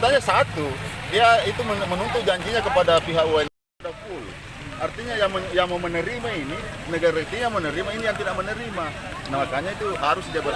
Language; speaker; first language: Malay; native; Malay